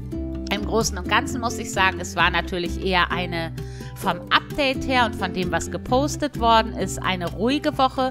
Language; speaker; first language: German; native; German